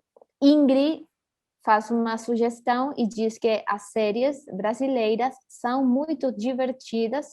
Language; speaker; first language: Portuguese; early bilingual, heritage; Portuguese